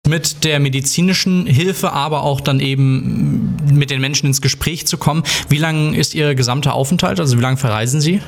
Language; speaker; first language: German; native; German